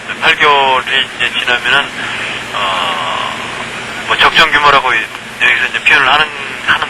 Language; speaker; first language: Korean; native; Korean